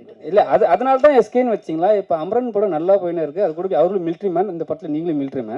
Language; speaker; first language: Tamil; native; Tamil